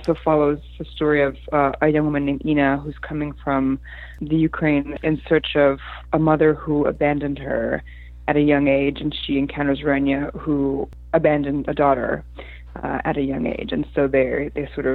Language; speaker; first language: English; early bilingual, other home language; Polish